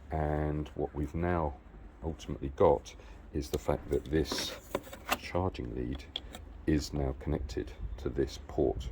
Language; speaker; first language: English; native; English